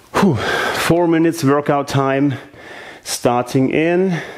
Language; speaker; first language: English; non-native, fluent; German